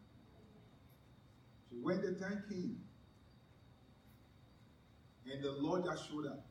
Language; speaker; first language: English; non-native, local second language; Ewe